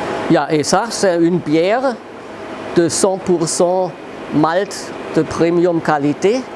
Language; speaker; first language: French; non-native, fluent; German